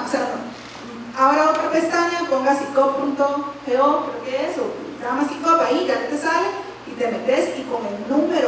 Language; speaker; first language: Spanish; native; Spanish